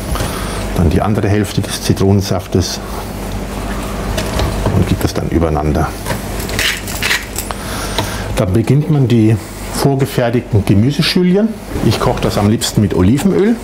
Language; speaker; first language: German; native; German